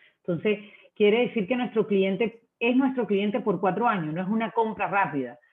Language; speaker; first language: Spanish; native; Spanish